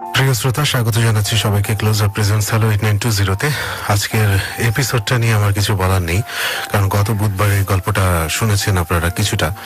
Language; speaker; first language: Bangla; native; Bangla